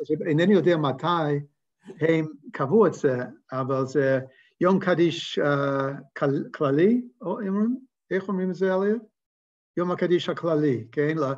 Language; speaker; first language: Hebrew; non-native, fluent; English